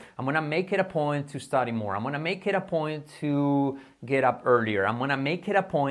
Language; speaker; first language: English; non-native, fluent; Spanish